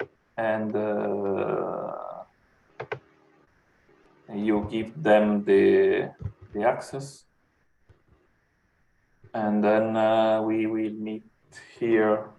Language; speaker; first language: English; non-native, fluent; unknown